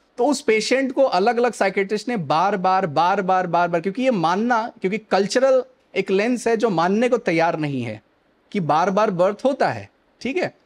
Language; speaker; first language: Hindi; native; Hindi